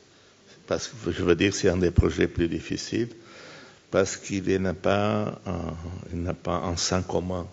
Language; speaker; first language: French; non-native, fluent; Portuguese